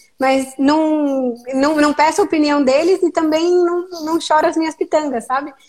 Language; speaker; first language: Portuguese; native; Portuguese